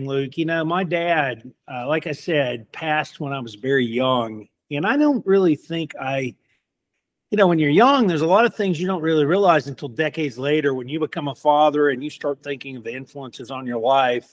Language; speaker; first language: English; native; English